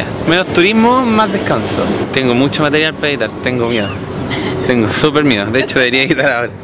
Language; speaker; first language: Spanish; native; Spanish